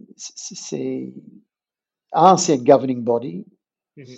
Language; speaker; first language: French; non-native, fluent; English